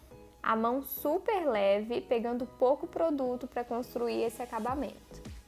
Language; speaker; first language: Portuguese; native; Portuguese